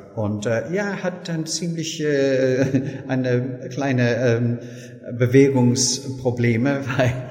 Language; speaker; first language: German; non-native, learner; English